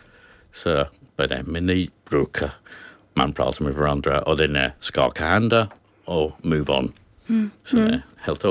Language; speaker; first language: Swedish; non-native, fluent; English